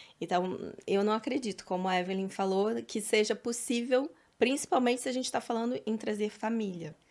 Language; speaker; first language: Portuguese; native; Portuguese